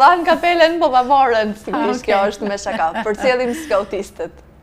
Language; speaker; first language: Albanian; native; Albanian